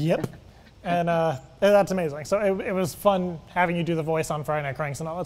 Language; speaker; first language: English; native; English